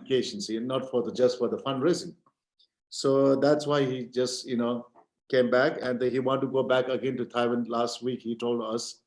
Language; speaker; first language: English; non-native, learner; Tibetan